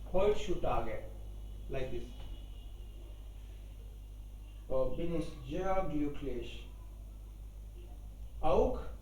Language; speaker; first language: German; non-native, fluent; Hindi